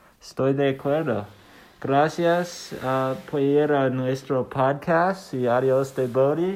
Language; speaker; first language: Spanish; non-native, learner; English